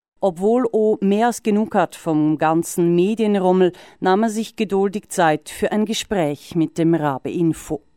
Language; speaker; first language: German; native; German